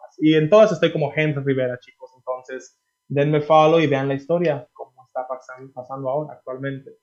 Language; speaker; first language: Spanish; early bilingual, heritage; Spanish